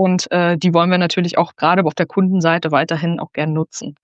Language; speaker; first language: German; native; German